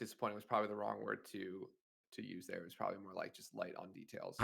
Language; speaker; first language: English; native; English